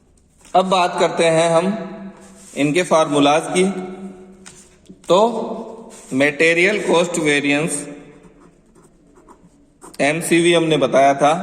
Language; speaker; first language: Hindi; native; Hindi